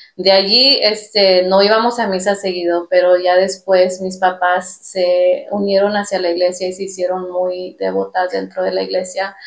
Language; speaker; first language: Spanish; early bilingual, heritage; Spanish